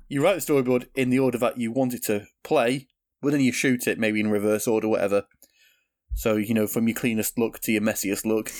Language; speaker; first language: English; native; English